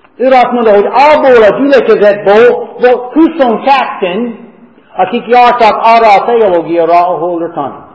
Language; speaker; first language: Hungarian; non-native, fluent; English